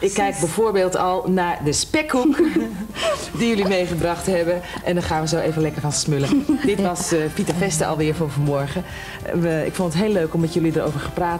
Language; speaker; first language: Dutch; native; Dutch